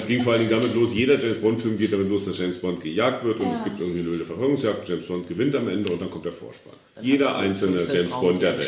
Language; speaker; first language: German; native; German